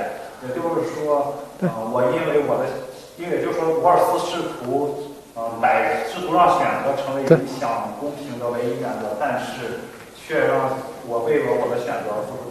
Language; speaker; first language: Chinese; native; Chinese